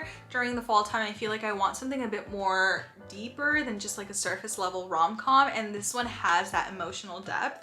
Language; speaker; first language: English; native; English